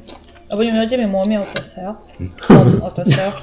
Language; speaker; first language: Korean; non-native, learner; Russian